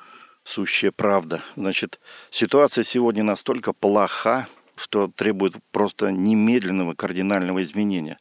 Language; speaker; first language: Russian; native; Russian